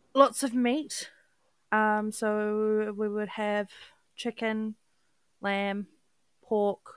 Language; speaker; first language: English; native; English